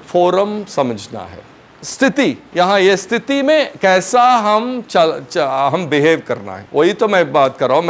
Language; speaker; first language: Hindi; non-native, local second language; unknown